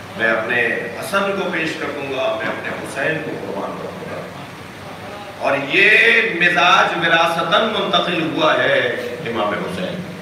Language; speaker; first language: Urdu; non-native, local second language; Sindhi